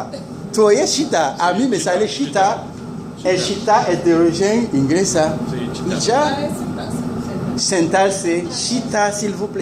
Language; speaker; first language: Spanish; non-native, fluent; Haitian Creole